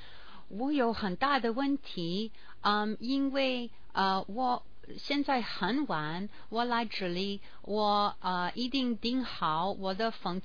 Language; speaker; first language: Chinese; non-native, learner; English